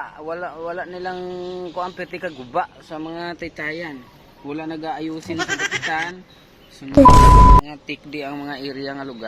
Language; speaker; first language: Filipino; non-native, local second language; Cebuano